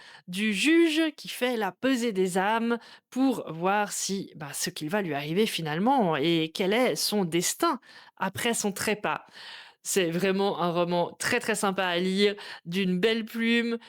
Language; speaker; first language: French; native; French